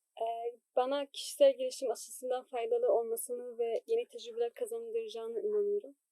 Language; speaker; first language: Turkish; non-native, learner; Arabic